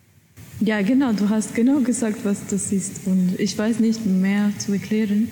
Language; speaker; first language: German; non-native, learner; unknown